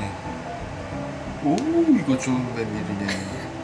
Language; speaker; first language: Korean; non-native, learner; Japanese